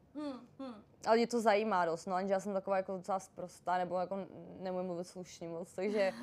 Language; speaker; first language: Czech; native; Czech